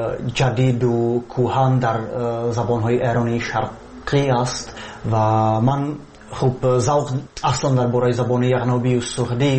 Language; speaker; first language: Persian; non-native, fluent; Czech